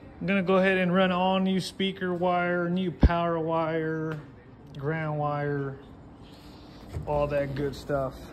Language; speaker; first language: English; native; English